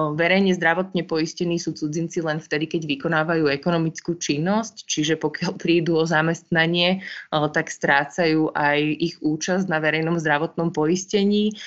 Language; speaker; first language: Slovak; native; Slovak